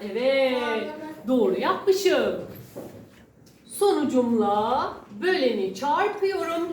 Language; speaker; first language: Turkish; native; Turkish